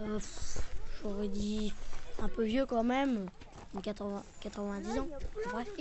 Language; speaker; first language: French; native; French